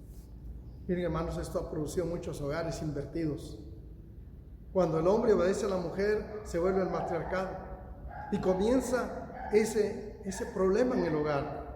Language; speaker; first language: Spanish; native; Spanish